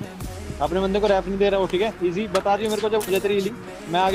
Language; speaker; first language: Hindi; native; Hindi